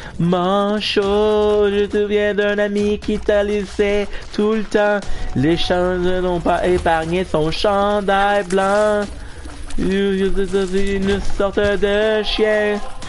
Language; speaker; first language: French; native; French